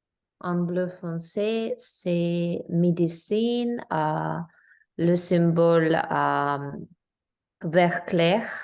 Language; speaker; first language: French; non-native, learner; English